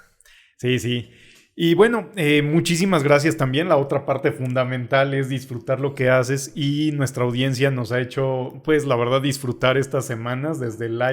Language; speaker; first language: Spanish; native; Spanish